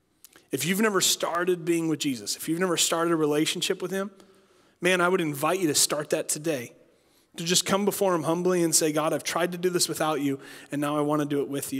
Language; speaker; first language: English; native; English